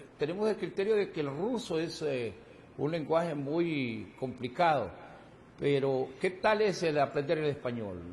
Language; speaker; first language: Spanish; native; Spanish